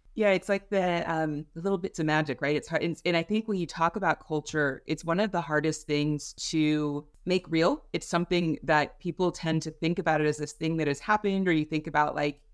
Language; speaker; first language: English; native; English